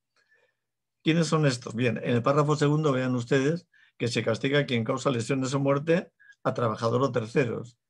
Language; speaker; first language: Spanish; native; Spanish